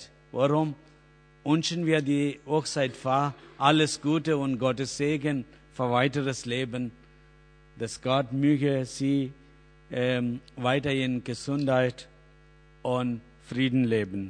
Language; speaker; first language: German; non-native, learner; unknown